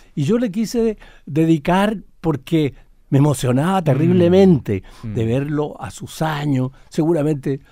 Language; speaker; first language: Spanish; native; Spanish